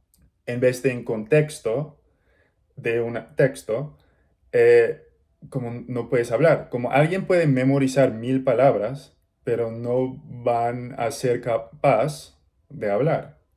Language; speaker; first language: Spanish; non-native, learner; English